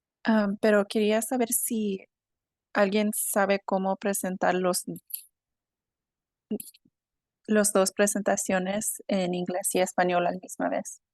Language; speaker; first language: Spanish; non-native, fluent; English